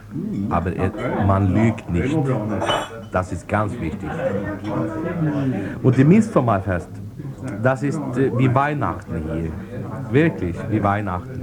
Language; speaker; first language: German; non-native, fluent; Swedish